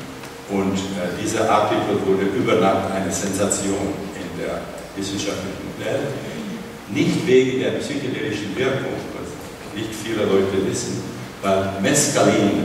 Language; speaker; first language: German; non-native, fluent; Czech